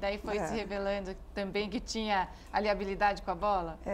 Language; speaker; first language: Portuguese; native; Portuguese